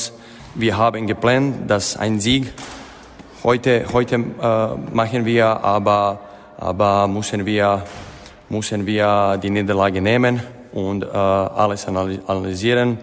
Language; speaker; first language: German; non-native, learner; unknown